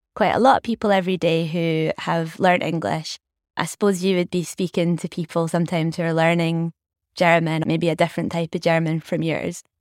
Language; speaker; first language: English; native; English